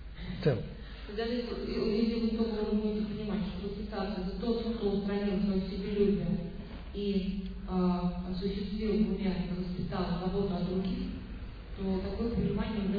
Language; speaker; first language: Russian; native; Russian